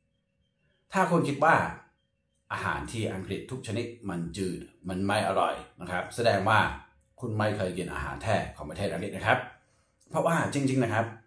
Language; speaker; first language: Thai; non-native, fluent; English